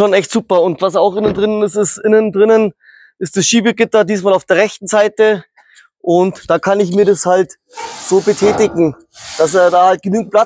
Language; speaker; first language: German; native; German